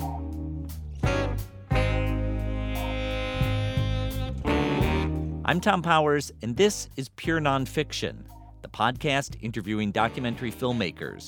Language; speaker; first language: English; native; English